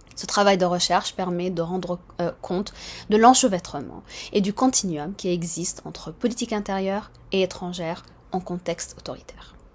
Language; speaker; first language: French; non-native, fluent; Arabic